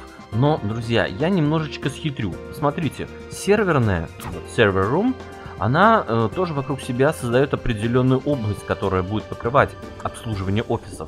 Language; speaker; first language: Russian; native; Russian